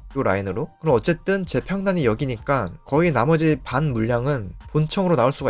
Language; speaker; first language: Korean; native; Korean